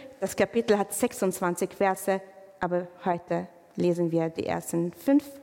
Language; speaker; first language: German; non-native, fluent; Arabic